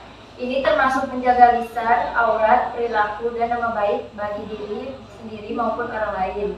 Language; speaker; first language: Indonesian; native; Indonesian